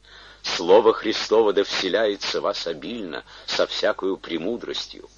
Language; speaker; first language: Russian; native; Russian